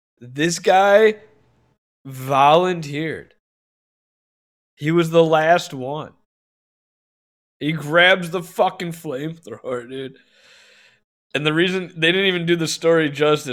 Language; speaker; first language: English; native; English